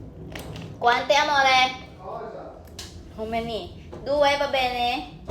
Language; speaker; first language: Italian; non-native, learner; Filipino